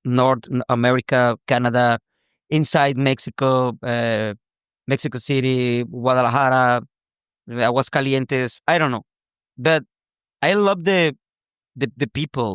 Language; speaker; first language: English; non-native, local second language; Spanish